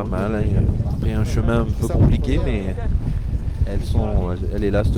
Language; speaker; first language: French; native; French